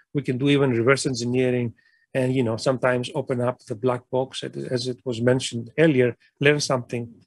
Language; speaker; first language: English; non-native, fluent; Greek